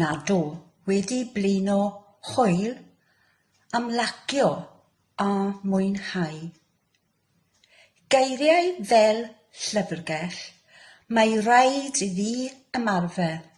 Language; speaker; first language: Welsh; non-native, learner; English